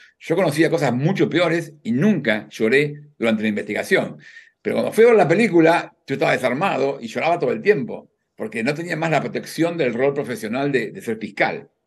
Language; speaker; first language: Spanish; native; Spanish